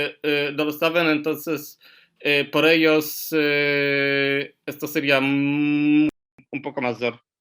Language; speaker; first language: Spanish; non-native, learner; Polish